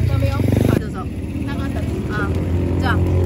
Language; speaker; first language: Japanese; non-native, learner; Filipino